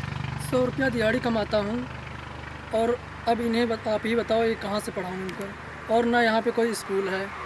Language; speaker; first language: Hindi; native; Hindi